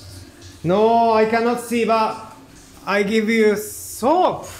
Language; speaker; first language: English; non-native, learner; Japanese